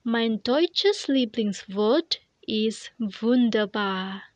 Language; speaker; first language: German; non-native, learner; Indonesian